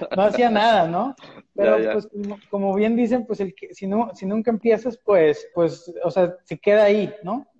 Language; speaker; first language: Spanish; native; Spanish